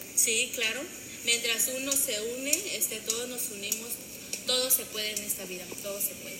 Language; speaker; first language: Spanish; non-native, local second language; Zapotec